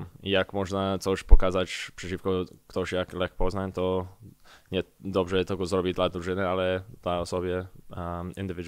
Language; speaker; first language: Polish; early bilingual, heritage; English